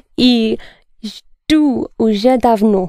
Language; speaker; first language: Russian; non-native, learner; English